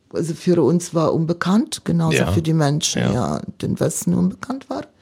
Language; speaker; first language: German; non-native, fluent; Italian